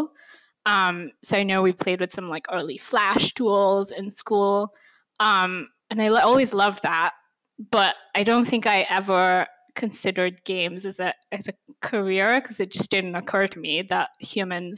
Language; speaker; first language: English; native; English